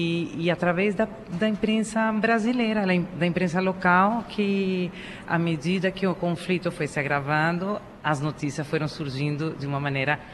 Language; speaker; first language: Portuguese; non-native, fluent; Spanish